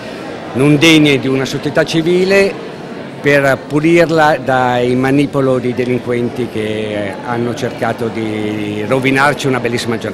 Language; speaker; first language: Italian; native; Italian